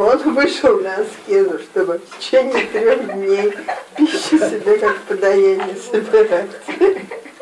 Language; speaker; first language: Russian; native; Russian